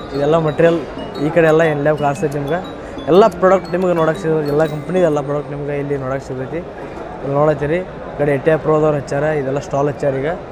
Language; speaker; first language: Kannada; native; Kannada